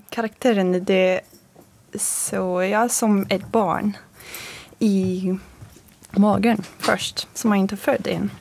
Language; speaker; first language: Swedish; non-native, fluent; French